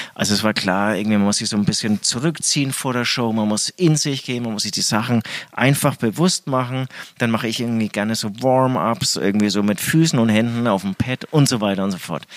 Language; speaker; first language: German; native; German